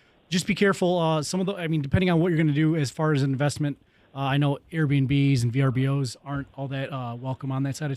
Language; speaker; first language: English; native; English